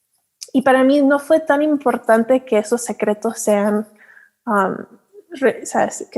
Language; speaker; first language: Spanish; early bilingual, heritage; Spanish